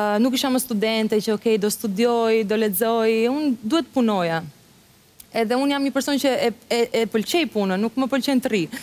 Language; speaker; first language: Albanian; early bilingual, heritage; Albanian